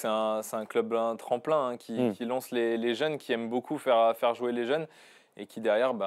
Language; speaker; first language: French; native; French